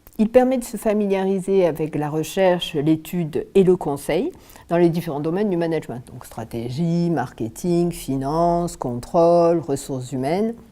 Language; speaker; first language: French; native; French